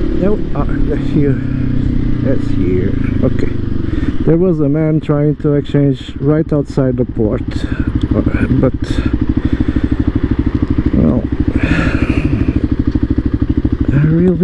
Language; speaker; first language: English; non-native, fluent; Portuguese